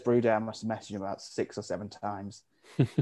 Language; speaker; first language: English; native; English